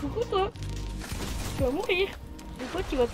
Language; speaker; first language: French; native; French